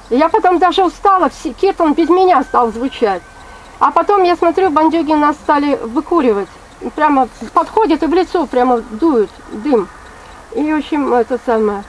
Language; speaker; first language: Russian; native; Russian